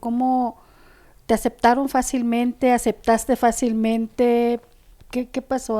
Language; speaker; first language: Spanish; native; Spanish